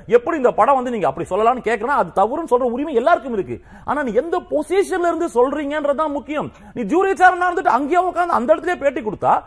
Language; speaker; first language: Tamil; native; Tamil